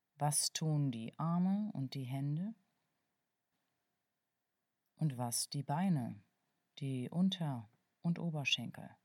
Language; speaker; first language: German; native; German